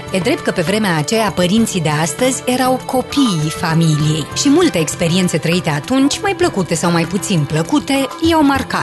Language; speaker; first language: Romanian; native; Romanian